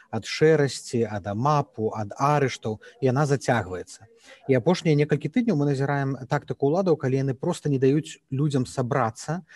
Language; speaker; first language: Belarusian; native; Belarusian